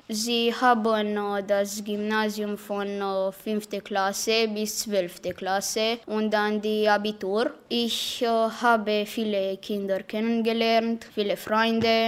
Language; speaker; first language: German; non-native, fluent; Romanian